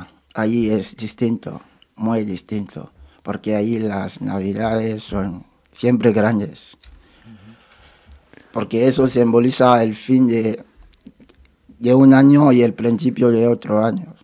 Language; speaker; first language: Spanish; non-native, fluent; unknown